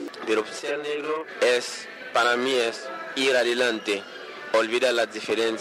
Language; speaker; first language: Spanish; non-native, local second language; Haitian Creole